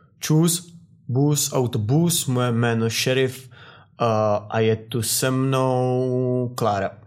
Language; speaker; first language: Czech; native; Czech